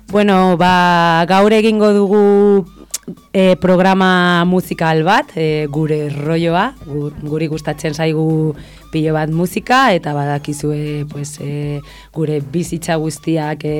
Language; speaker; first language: Basque; non-native, local second language; Spanish